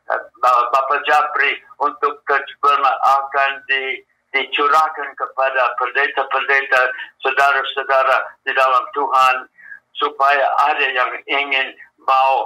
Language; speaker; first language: Indonesian; non-native, fluent; English